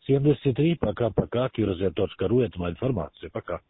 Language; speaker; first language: Russian; non-native, learner; German